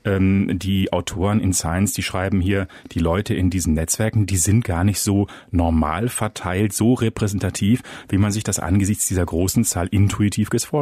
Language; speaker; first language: German; native; German